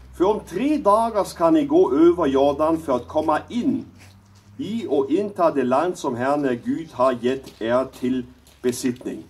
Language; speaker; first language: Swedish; non-native, learner; German